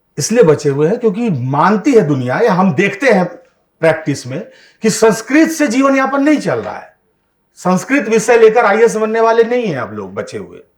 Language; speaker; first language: Hindi; native; Hindi